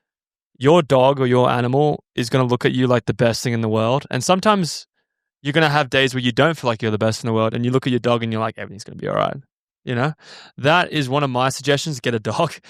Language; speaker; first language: English; native; English